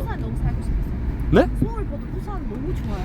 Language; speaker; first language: Korean; non-native, learner; Turkish